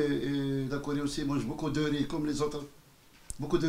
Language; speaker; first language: French; non-native, local second language; Arabic